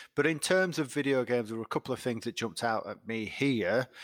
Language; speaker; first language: English; native; English